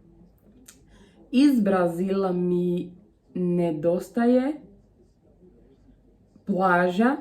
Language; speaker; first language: Bosnian; non-native, learner; Portuguese